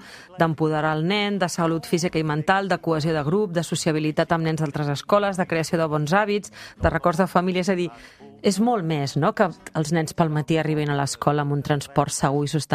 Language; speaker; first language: Catalan; native; Catalan